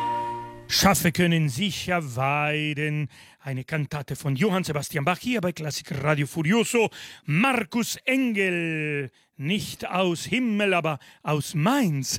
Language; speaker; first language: German; non-native, fluent; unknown